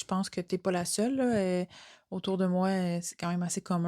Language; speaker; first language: French; native; French